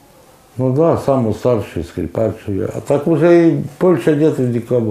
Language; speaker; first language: Russian; non-native, local second language; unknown